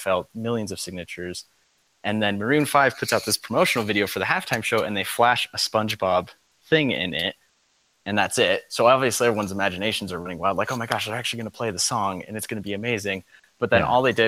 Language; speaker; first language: English; native; English